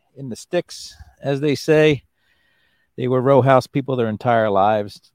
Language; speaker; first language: English; native; English